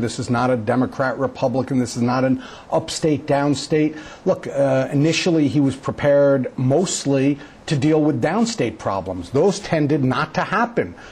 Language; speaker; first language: English; native; English